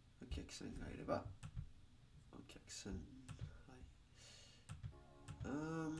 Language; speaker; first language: Japanese; non-native, learner; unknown